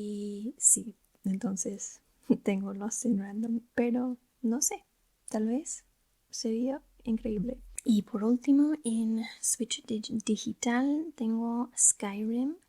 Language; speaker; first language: Spanish; non-native, learner; English